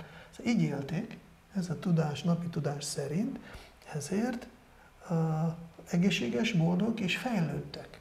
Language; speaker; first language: Hungarian; non-native, fluent; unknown